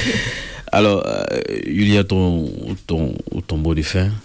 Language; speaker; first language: French; native; French